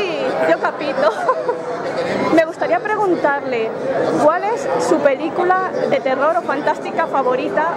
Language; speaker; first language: Spanish; native; Spanish